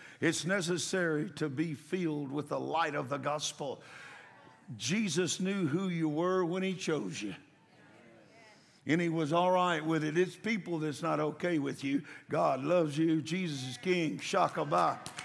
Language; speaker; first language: English; native; English